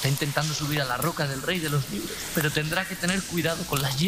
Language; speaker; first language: Spanish; native; Spanish